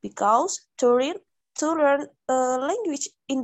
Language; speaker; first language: English; non-native, learner; Indonesian